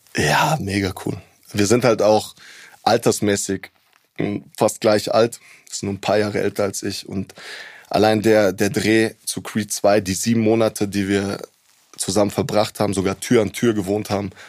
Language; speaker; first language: German; native; German